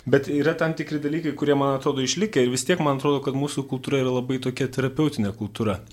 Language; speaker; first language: Lithuanian; native; Lithuanian